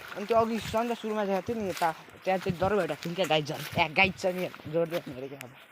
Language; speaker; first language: Nepali; non-native, local second language; Limbu